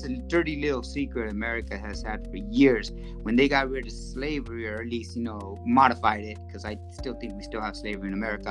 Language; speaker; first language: English; early bilingual, other home language; Spanish